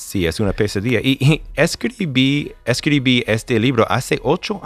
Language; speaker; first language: Spanish; non-native, fluent; English